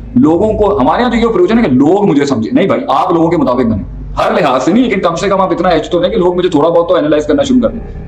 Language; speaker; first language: Urdu; non-native, local second language; Punjabi